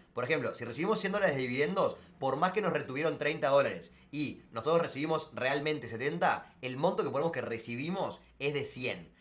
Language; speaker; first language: Spanish; native; Spanish